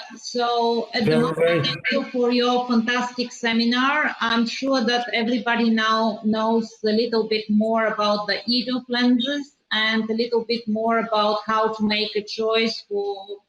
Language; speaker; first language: English; non-native, fluent; Bulgarian